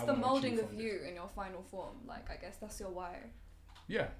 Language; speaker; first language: English; native; English